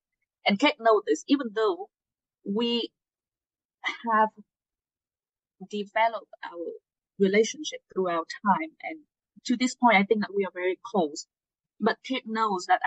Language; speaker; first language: English; non-native, fluent; Vietnamese